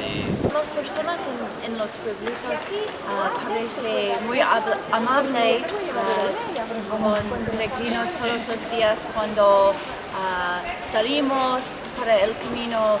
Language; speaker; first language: Spanish; non-native, fluent; English